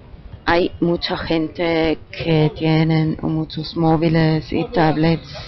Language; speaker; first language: Spanish; non-native, learner; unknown